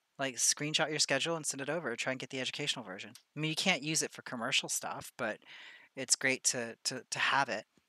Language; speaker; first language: English; native; English